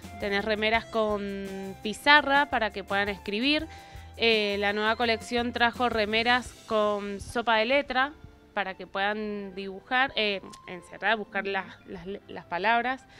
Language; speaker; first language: Spanish; native; Spanish